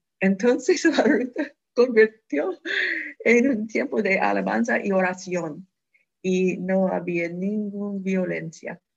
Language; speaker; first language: Spanish; non-native, fluent; English